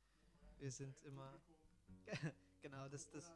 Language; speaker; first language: German; non-native, fluent; Italian